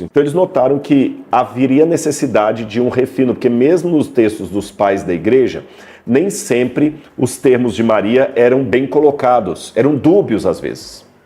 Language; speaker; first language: Portuguese; native; Portuguese